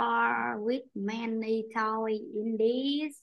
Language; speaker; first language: English; non-native, learner; Vietnamese